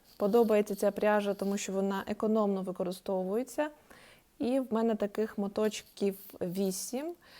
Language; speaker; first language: Ukrainian; non-native, local second language; Russian